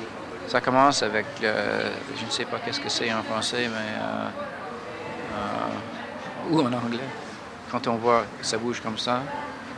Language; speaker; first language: French; non-native, fluent; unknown